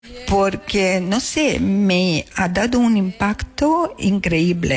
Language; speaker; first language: Spanish; non-native, learner; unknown